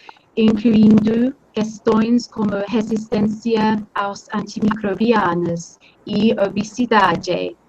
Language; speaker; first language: Portuguese; non-native, fluent; English